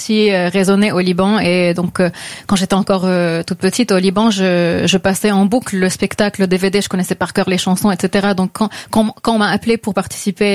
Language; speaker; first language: French; non-native, local second language; Arabic